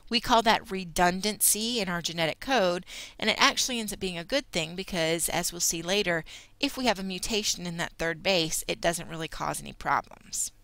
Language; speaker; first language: English; native; English